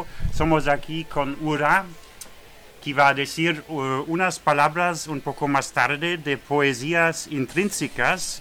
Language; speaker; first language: Spanish; non-native, learner; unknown